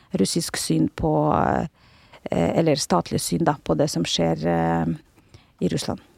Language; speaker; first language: Norwegian; non-native, fluent; Russian